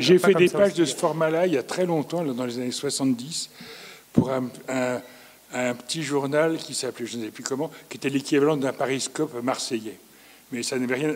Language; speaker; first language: French; native; French